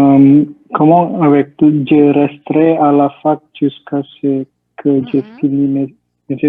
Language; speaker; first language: French; non-native, learner; Indonesian